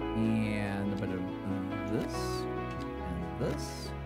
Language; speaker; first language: English; native; English